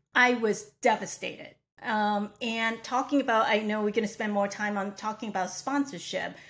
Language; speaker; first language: English; non-native, local second language; Cantonese